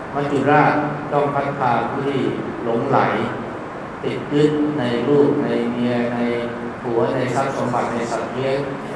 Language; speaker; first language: Thai; native; Thai